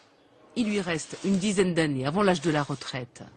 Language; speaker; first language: French; native; French